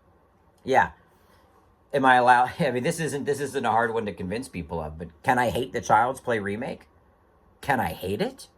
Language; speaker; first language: English; native; English